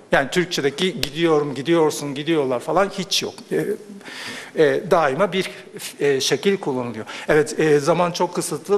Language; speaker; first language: Turkish; non-native, fluent; Japanese